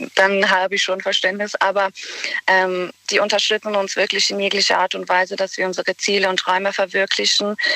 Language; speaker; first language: German; non-native, fluent; Bosnian